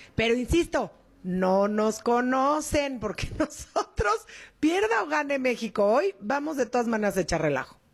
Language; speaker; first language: Spanish; native; Spanish